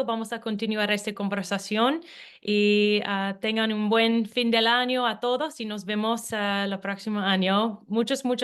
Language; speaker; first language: Spanish; non-native, fluent; English